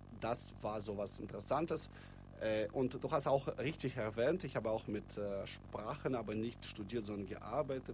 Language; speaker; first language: German; non-native, fluent; Russian